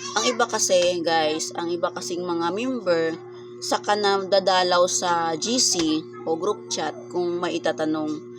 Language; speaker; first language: Filipino; non-native, local second language; Cebuano